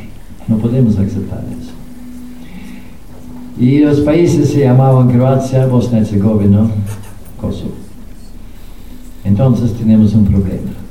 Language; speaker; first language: Spanish; non-native, fluent; Norwegian